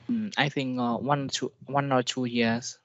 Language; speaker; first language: English; non-native, learner; Vietnamese